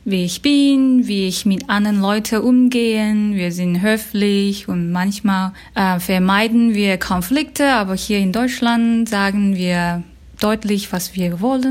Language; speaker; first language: German; non-native, fluent; Chinese